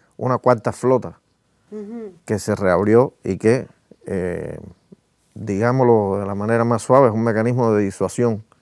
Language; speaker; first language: Spanish; native; Spanish